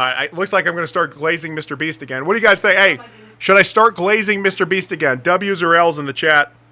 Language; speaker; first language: English; native; English